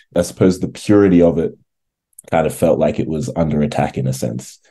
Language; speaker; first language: English; native; English